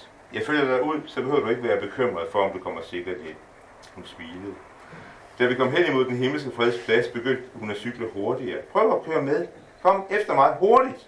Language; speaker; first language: Danish; native; Danish